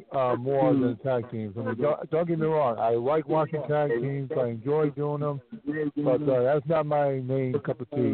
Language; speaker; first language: English; native; English